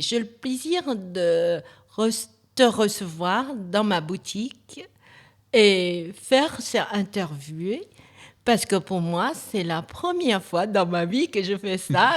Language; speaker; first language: French; non-native, fluent; Chinese